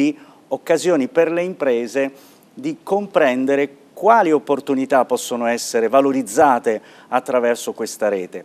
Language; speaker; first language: Italian; native; Italian